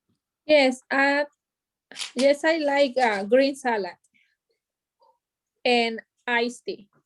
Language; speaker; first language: English; non-native, learner; Spanish